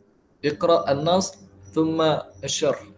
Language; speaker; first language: Arabic; non-native, fluent; Malay